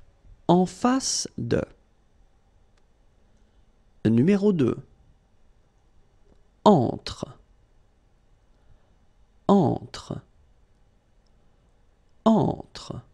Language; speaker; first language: French; native; French